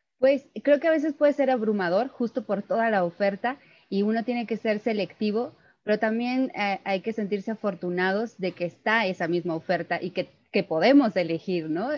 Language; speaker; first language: Spanish; native; Spanish